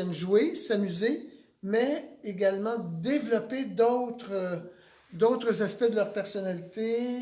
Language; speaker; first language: French; native; French